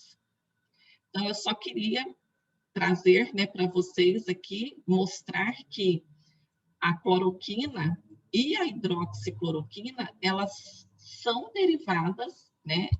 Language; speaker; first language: Portuguese; native; Portuguese